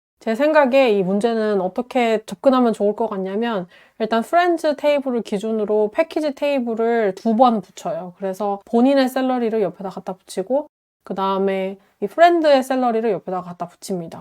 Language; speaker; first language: Korean; native; Korean